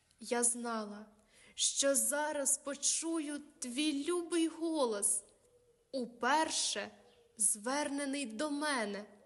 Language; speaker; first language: Ukrainian; native; Ukrainian